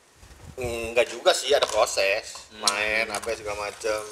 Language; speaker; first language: Indonesian; native; Indonesian